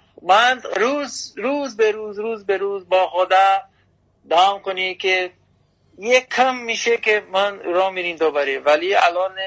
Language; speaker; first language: Persian; non-native, learner; Portuguese